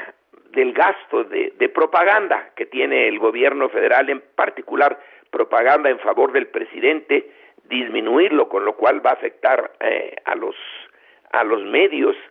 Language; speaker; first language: Spanish; native; Spanish